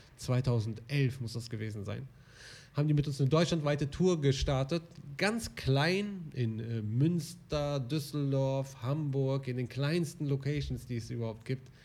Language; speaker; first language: German; early bilingual, other home language; Arabic